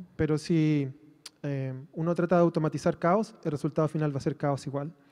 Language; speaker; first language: Spanish; native; Spanish